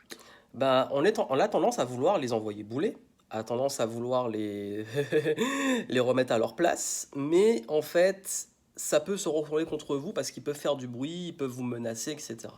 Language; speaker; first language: French; native; French